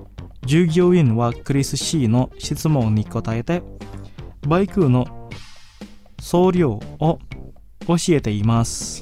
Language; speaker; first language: Japanese; non-native, fluent; Indonesian